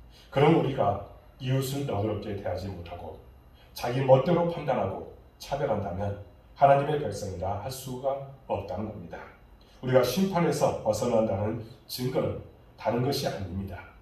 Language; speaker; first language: Korean; native; Korean